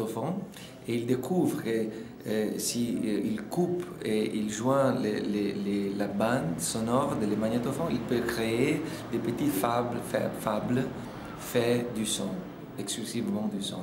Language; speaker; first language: French; non-native, fluent; Italian